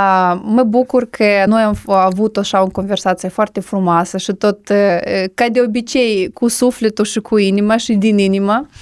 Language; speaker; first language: Romanian; non-native, local second language; Russian